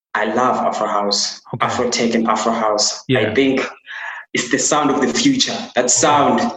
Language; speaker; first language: English; non-native, local second language; Xhosa